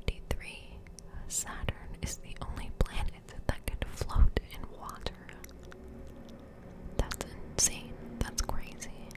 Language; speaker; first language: English; native; English